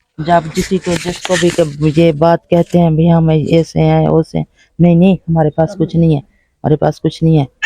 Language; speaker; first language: Urdu; non-native, local second language; Punjabi